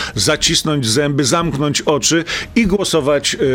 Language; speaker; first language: Polish; native; Polish